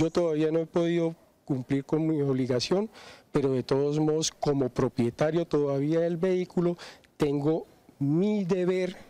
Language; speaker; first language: Spanish; native; Spanish